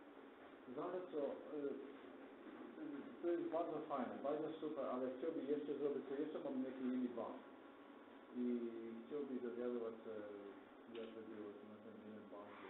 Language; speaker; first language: Polish; non-native, learner; Croatian